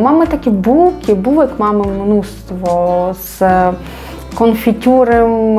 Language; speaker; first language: Polish; non-native, fluent; Ukrainian